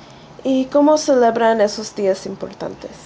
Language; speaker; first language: Spanish; non-native, learner; English